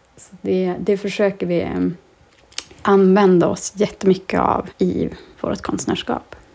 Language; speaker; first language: Swedish; native; Swedish